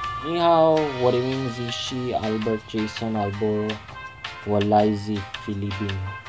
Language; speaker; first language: English; non-native, local second language; Cebuano